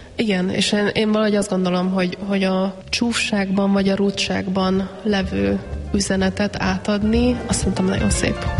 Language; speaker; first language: Hungarian; native; Hungarian